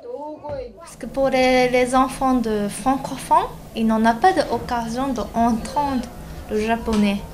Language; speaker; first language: French; non-native, fluent; Japanese